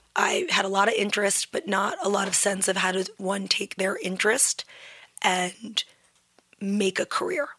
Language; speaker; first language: English; native; English